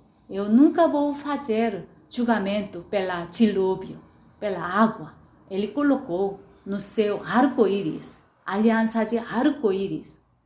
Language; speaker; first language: Portuguese; non-native, learner; Korean